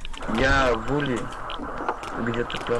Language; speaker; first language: Russian; native; Russian